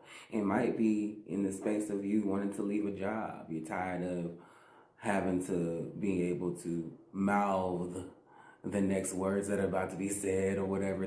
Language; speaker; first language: English; native; English